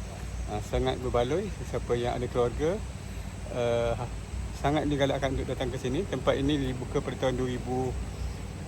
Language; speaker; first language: Malay; native; Malay